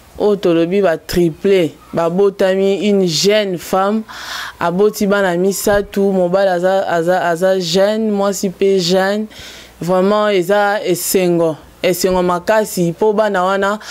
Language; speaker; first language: Lingala; native; Lingala